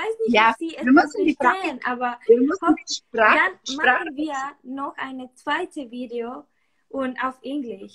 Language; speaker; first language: German; non-native, learner; Spanish